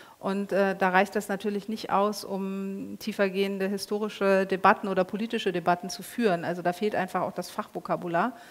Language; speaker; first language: German; native; German